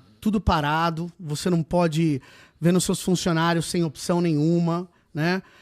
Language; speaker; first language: Portuguese; native; Portuguese